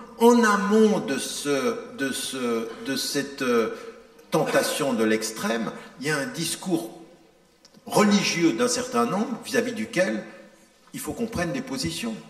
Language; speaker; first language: French; native; French